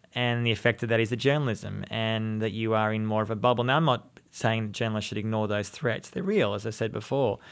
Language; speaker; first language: English; native; English